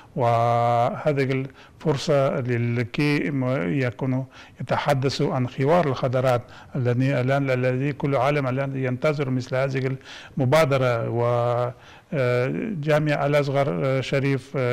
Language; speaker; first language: Arabic; non-native, fluent; Kazakh